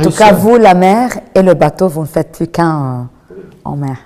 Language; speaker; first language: French; non-native, local second language; Arabic